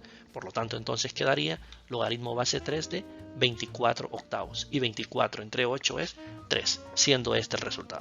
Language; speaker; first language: Spanish; native; Spanish